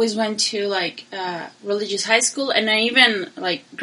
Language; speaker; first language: English; non-native, learner; Spanish